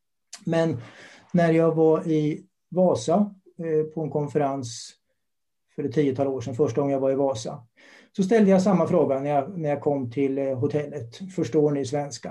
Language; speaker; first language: Swedish; native; Swedish